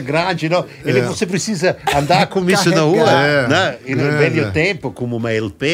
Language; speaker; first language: Portuguese; non-native, learner; German